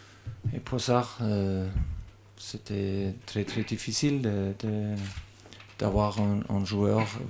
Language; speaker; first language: French; non-native, learner; German